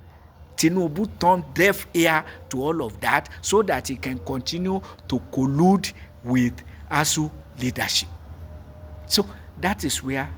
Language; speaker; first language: English; non-native, local second language; Yoruba